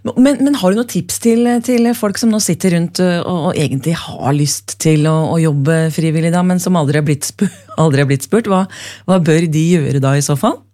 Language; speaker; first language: Norwegian; native; Norwegian